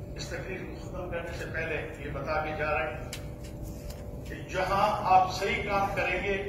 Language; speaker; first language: Urdu; non-native, local second language; Baluchi